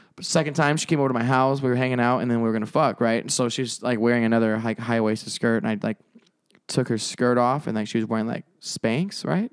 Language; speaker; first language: English; native; English